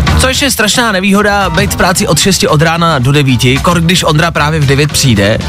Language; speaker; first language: Czech; native; Czech